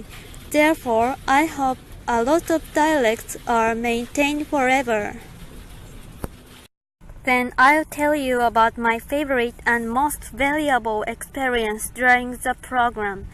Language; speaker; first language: English; non-native, learner; Japanese